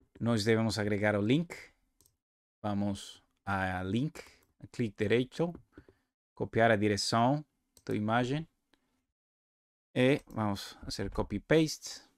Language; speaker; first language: Portuguese; non-native, learner; Spanish